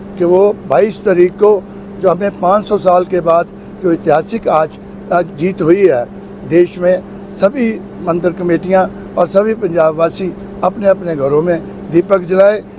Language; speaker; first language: Hindi; non-native, local second language; Punjabi